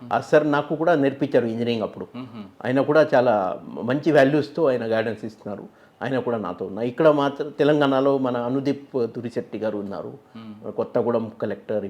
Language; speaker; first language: Telugu; non-native, fluent; Marathi